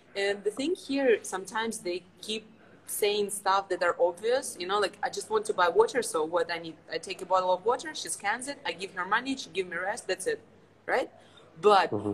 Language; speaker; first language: English; non-native, fluent; Ukrainian